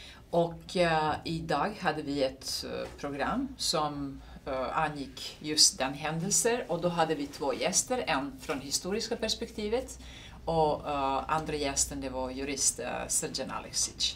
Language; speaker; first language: Swedish; non-native, fluent; Serbian